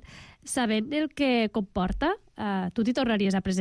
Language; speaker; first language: Catalan; native; Catalan